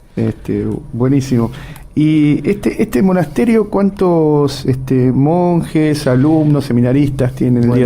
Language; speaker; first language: Spanish; native; Spanish